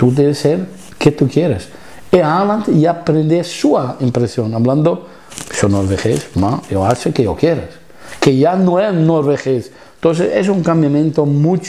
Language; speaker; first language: Spanish; non-native, fluent; Italian